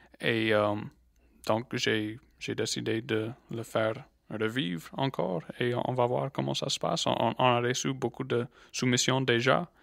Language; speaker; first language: French; non-native, local second language; English